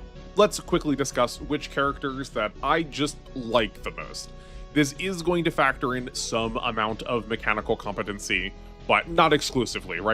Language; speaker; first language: English; native; English